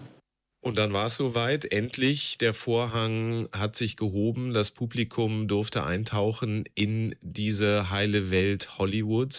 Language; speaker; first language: German; native; German